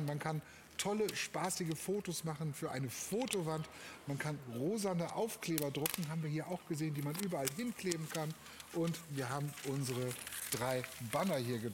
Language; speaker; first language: German; native; German